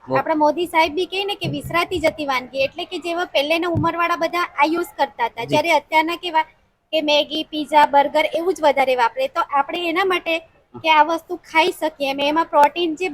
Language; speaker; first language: Gujarati; native; Gujarati